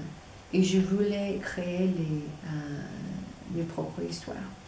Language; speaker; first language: French; non-native, fluent; English